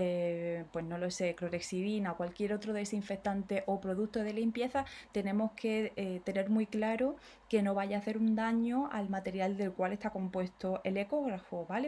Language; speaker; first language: Spanish; native; Spanish